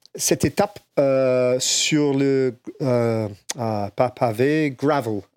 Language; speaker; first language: French; non-native, fluent; English